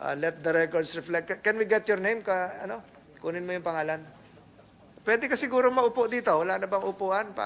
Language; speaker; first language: Filipino; native; Filipino